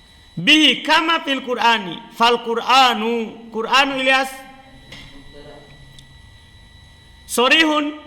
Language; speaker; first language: Arabic; non-native, fluent; Indonesian